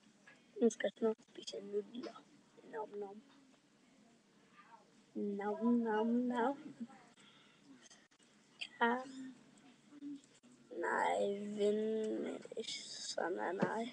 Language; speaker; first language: Norwegian; non-native, learner; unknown